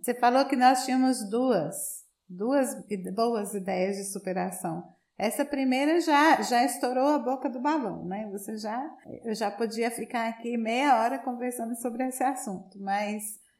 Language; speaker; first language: Portuguese; native; Portuguese